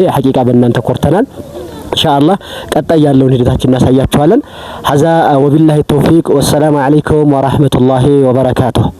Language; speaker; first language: Amharic; native; Amharic